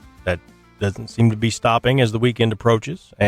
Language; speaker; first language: English; native; English